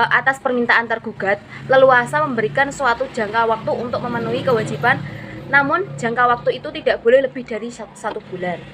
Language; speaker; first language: Indonesian; native; Indonesian